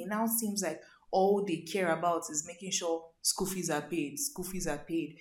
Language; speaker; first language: English; non-native, local second language; Igbo